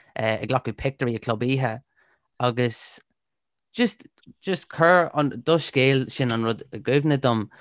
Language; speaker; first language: Irish; non-native, local second language; English